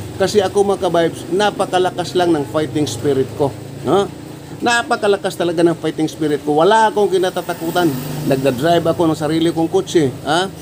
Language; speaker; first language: Filipino; non-native, local second language; Cebuano